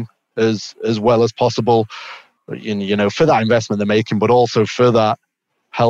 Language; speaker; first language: English; native; English